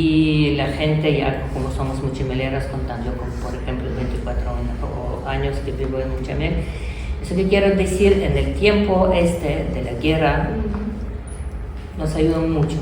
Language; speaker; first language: Spanish; non-native, learner; Ukrainian